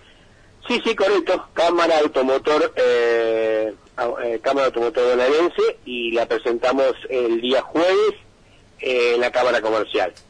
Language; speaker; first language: Spanish; native; Spanish